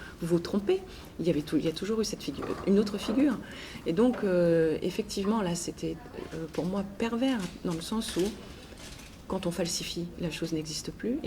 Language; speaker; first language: French; native; French